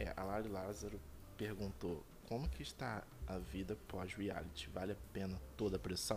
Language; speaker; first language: Portuguese; native; Portuguese